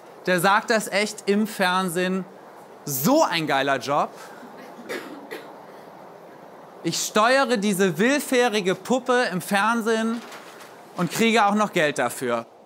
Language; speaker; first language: German; native; German